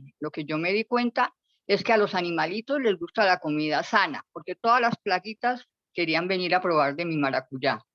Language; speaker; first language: Spanish; native; Spanish